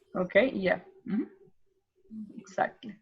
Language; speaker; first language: English; non-native, learner; Spanish